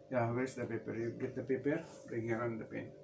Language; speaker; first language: English; non-native, local second language; Cebuano